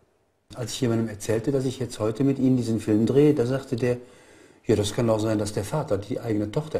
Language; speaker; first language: German; native; German